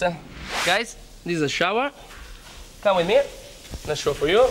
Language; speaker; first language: English; non-native, learner; Italian